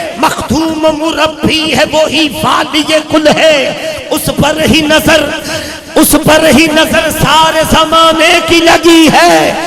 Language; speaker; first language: Urdu; non-native, local second language; Punjabi